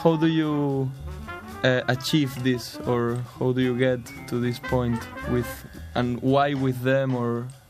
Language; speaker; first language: English; non-native, fluent; Catalan